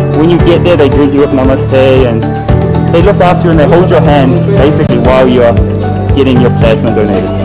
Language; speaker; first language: English; native; English